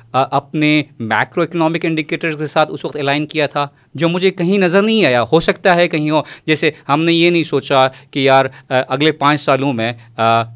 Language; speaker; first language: Urdu; non-native, local second language; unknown